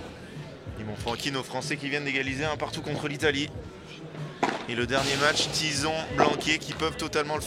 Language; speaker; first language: French; native; French